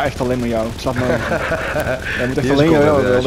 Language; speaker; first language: Dutch; native; Dutch